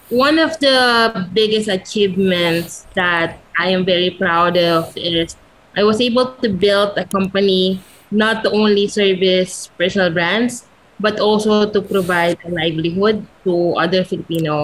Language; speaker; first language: English; non-native, local second language; Filipino